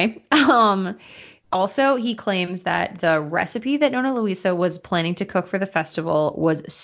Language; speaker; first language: English; native; English